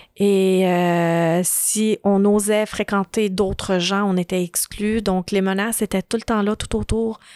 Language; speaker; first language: French; early bilingual, other home language; Arabic